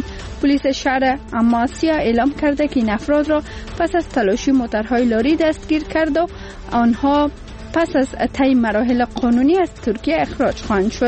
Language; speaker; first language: Persian; native; Persian